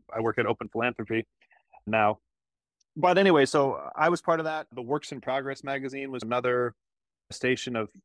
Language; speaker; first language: English; native; English